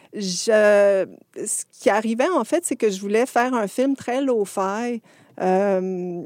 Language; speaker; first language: French; native; French